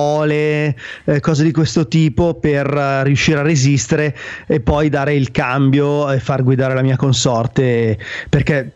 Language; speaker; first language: Italian; native; Italian